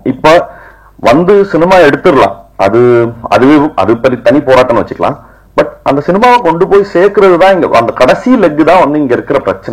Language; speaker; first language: Tamil; native; Tamil